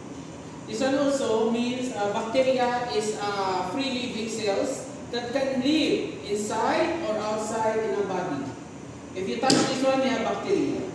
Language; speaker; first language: English; non-native, local second language; Filipino